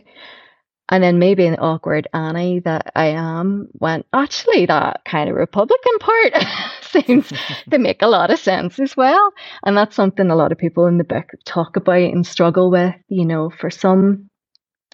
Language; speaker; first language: English; native; English